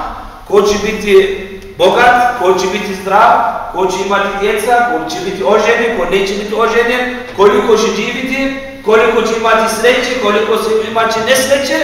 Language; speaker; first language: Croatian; non-native, fluent; Turkish